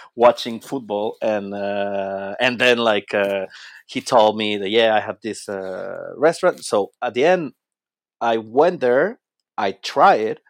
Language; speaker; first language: English; non-native, fluent; Spanish